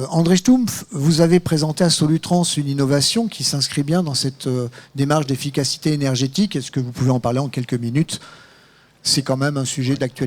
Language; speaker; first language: French; native; French